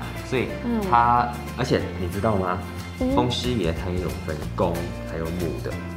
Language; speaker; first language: Chinese; native; Chinese